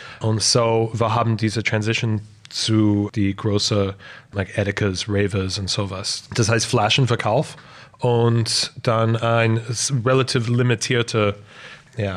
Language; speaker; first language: German; non-native, fluent; English